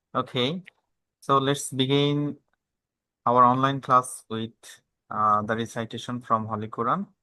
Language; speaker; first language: English; non-native, local second language; Bangla